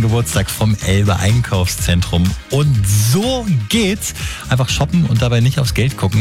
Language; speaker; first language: German; native; German